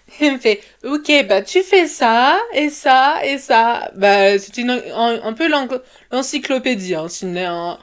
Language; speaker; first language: French; early bilingual, other home language; Portuguese